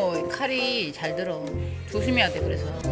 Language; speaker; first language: Korean; native; Korean